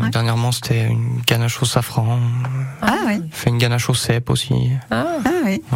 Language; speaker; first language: French; native; French